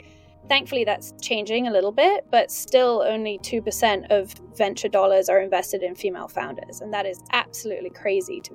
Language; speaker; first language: English; native; English